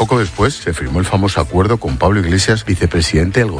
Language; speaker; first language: Spanish; native; Spanish